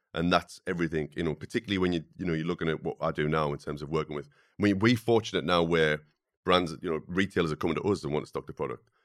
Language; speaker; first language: English; native; English